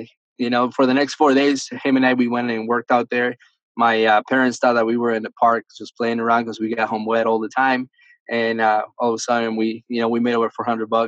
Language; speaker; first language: English; early bilingual, other home language; Spanish